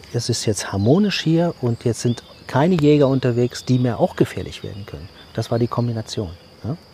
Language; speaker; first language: German; native; German